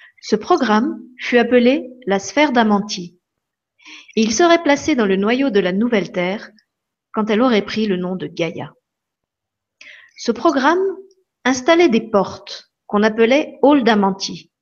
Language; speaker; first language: French; native; French